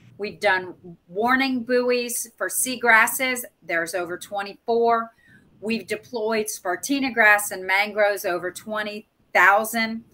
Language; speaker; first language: English; native; English